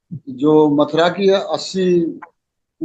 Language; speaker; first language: Hindi; native; Hindi